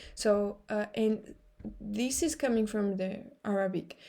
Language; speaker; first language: English; non-native, fluent; Georgian